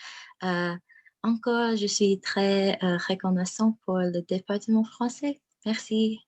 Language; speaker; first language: French; non-native, learner; English